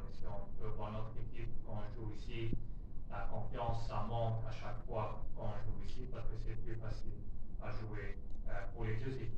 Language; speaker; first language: French; non-native, fluent; German